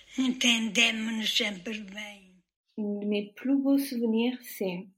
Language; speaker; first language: French; non-native, fluent; Portuguese